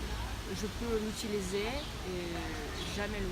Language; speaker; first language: French; non-native, learner; Russian